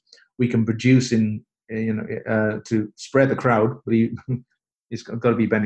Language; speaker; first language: English; native; English